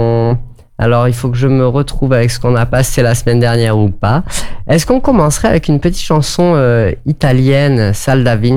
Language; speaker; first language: French; native; French